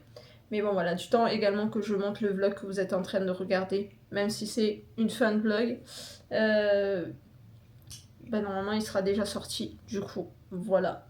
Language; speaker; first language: French; native; French